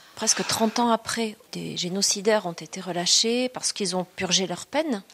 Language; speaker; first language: French; native; French